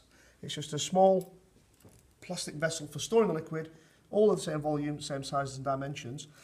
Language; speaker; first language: English; native; English